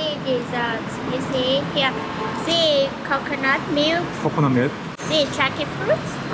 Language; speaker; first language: English; non-native, learner; Vietnamese